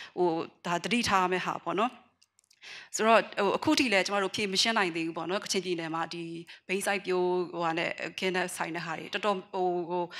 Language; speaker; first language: Burmese; non-native, local second language; Kachin